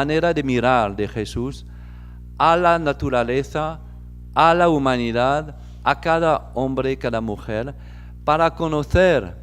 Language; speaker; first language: Spanish; non-native, fluent; French